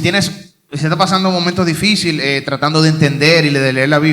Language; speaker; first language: Spanish; native; Spanish